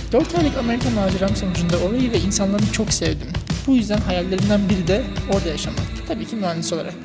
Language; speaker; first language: Turkish; native; Turkish